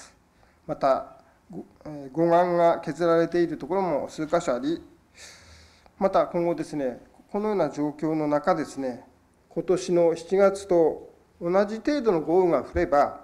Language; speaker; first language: Japanese; native; Japanese